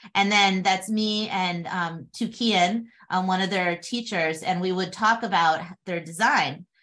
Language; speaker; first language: English; native; English